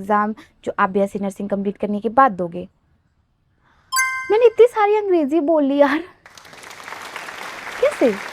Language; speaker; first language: Hindi; native; Hindi